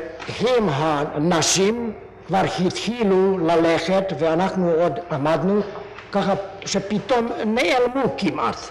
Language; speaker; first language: Hebrew; non-native, fluent; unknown